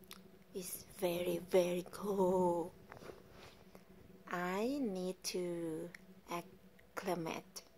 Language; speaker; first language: English; non-native, learner; Thai